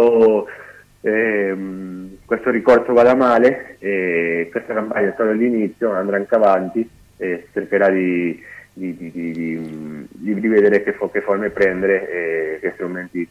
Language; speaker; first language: Italian; non-native, fluent; Spanish